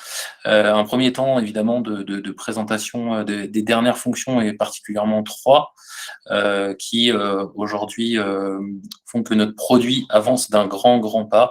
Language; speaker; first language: French; native; French